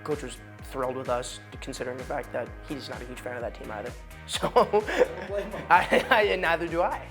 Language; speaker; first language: English; native; English